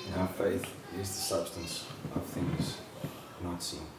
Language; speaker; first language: English; non-native, local second language; Yoruba